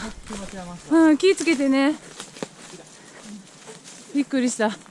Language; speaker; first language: Japanese; native; Japanese